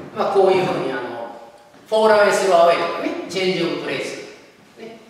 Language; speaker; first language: Japanese; native; Japanese